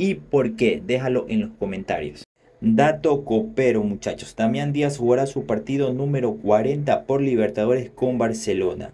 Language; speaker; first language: Spanish; native; Spanish